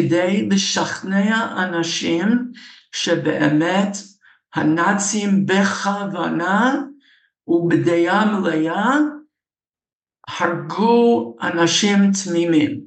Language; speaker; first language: Hebrew; non-native, fluent; English